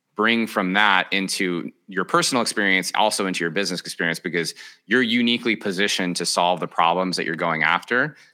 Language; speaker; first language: English; early bilingual, other home language; Spanish